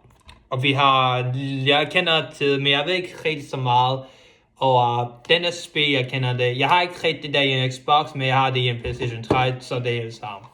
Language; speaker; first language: Danish; non-native, local second language; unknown